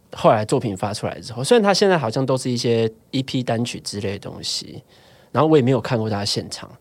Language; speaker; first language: Chinese; non-native, local second language; Min Nan Chinese